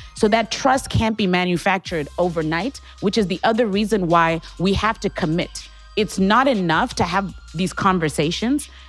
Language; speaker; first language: English; non-native, local second language; Shona